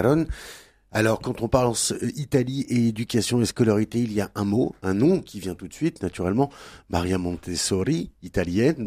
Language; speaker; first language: French; native; French